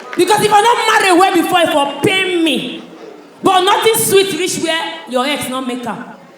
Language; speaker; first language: Nigerian Pidgin; native; Nigerian Pidgin